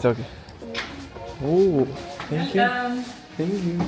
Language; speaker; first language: English; non-native, learner; Chinese